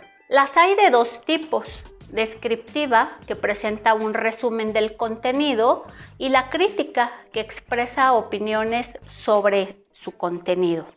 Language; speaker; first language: Spanish; native; Spanish